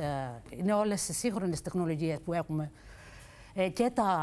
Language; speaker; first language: Greek; native; Greek